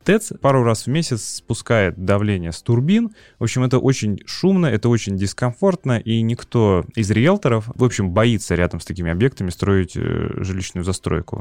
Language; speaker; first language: Russian; native; Russian